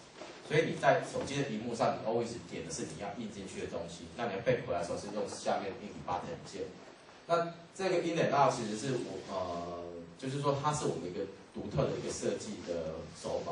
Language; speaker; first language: Chinese; native; Chinese